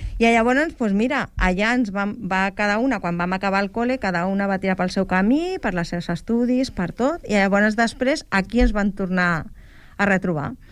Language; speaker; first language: Catalan; non-native, local second language; Spanish